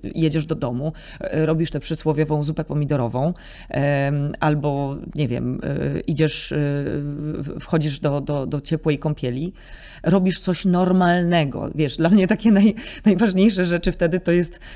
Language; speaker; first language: Polish; native; Polish